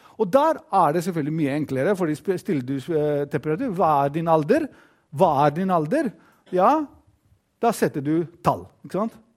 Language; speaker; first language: Norwegian; non-native, fluent; Greek